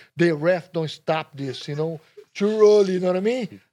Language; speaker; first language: English; non-native, learner; Portuguese